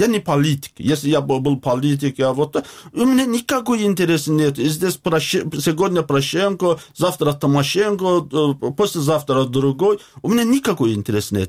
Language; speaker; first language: Russian; non-native, learner; Azerbaijani